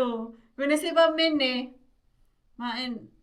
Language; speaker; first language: Finnish; non-native, learner; Filipino